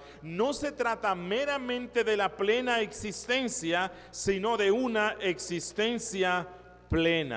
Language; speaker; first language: Spanish; native; Spanish